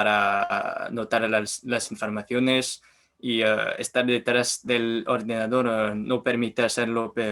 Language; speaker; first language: Spanish; non-native, learner; French